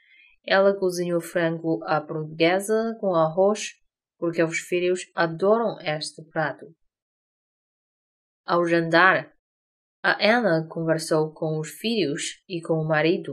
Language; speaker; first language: Portuguese; non-native, fluent; Chinese